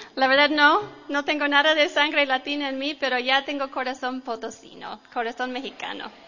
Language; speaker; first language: Spanish; non-native, fluent; English